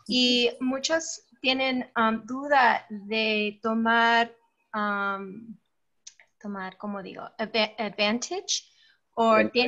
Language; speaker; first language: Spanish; non-native, learner; English